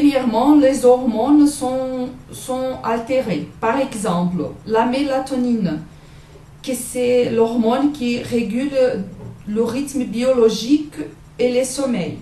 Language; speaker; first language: French; non-native, learner; Portuguese